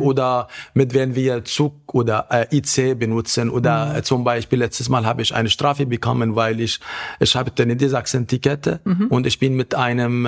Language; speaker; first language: German; non-native, fluent; Arabic